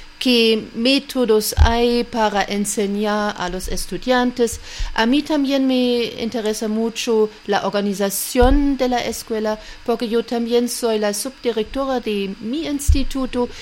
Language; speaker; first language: Spanish; non-native, learner; German